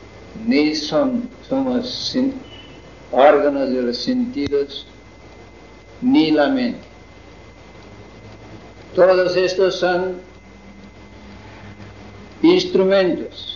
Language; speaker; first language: Spanish; non-native, fluent; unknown